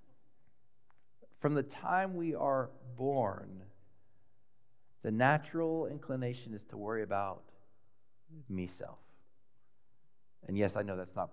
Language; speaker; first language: English; native; English